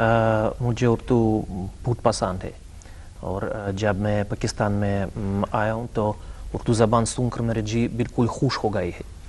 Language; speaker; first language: Hindi; non-native, learner; Russian